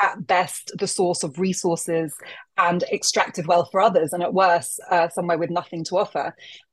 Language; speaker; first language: English; native; English